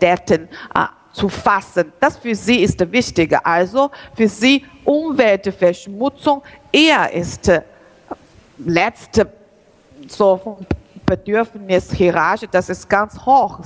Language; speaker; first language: German; non-native, learner; Chinese